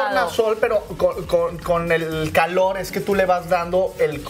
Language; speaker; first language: Spanish; native; Spanish